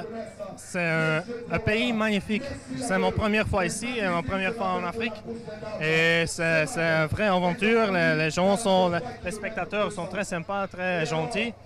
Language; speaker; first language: French; non-native, learner; Dutch